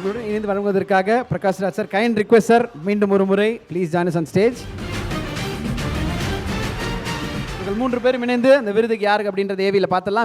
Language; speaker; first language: Tamil; native; Tamil